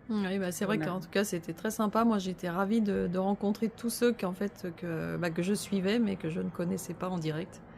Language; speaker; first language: French; native; French